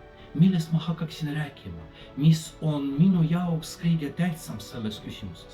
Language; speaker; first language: Estonian; non-native, fluent; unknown